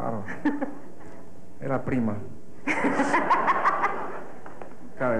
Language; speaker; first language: Spanish; native; Spanish